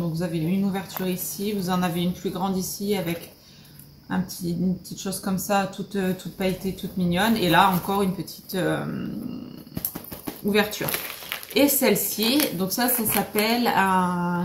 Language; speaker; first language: French; native; French